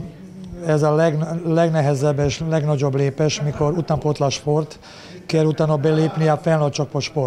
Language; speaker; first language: Hungarian; non-native, learner; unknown